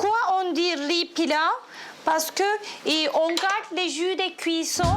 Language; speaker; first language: French; non-native, fluent; Turkish